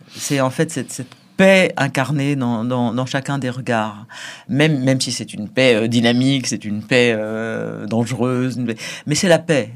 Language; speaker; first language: French; native; French